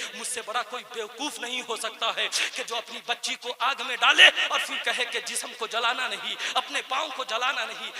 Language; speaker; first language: Urdu; native; Urdu